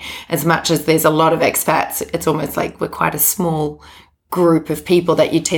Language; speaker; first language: English; native; English